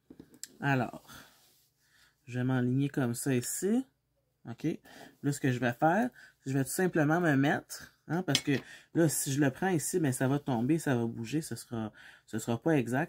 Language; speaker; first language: French; native; French